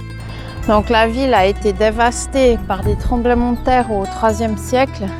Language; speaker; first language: French; native; French